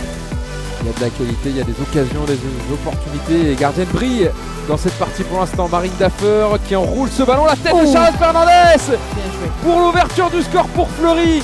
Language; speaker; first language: French; native; French